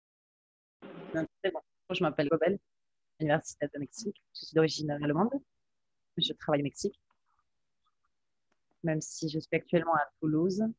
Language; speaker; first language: French; non-native, fluent; German